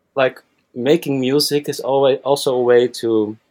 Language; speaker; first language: English; non-native, fluent; Dutch